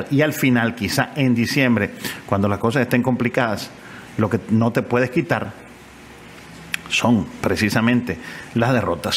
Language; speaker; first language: Spanish; native; Spanish